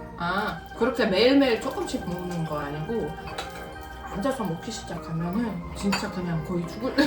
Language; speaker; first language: Korean; non-native, fluent; Russian